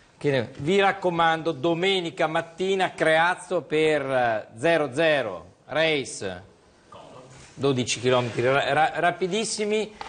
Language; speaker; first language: Italian; native; Italian